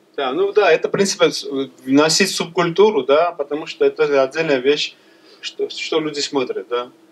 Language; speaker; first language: Russian; non-native, local second language; Georgian